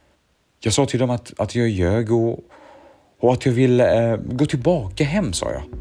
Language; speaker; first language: Swedish; early bilingual, other home language; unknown